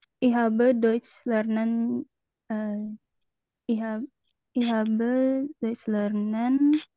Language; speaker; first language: German; non-native, learner; Indonesian